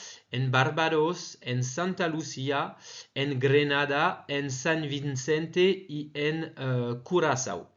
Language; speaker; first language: Spanish; non-native, fluent; French